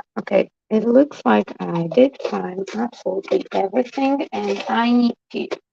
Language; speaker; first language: English; non-native, fluent; Polish